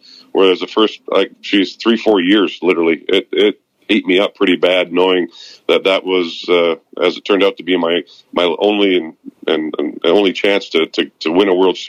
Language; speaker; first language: English; native; English